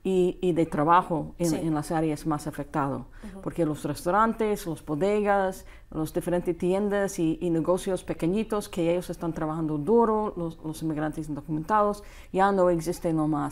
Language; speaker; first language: Spanish; non-native, fluent; English